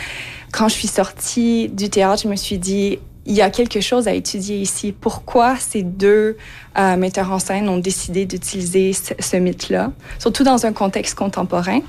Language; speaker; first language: French; native; French